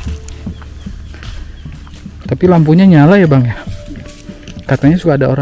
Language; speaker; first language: Indonesian; non-native, local second language; Sundanese